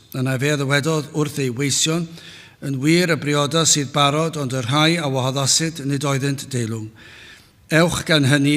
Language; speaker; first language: Welsh; native; Welsh